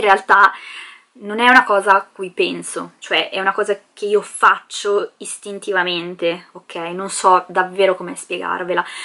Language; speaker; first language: Italian; early bilingual, other home language; Filipino